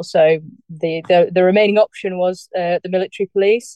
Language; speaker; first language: English; native; English